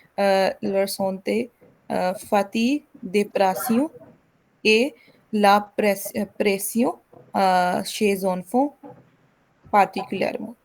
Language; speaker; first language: French; non-native, learner; Hindi